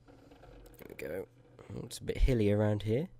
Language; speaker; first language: English; native; English